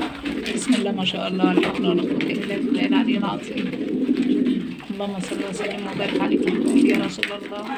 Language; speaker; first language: Arabic; native; Arabic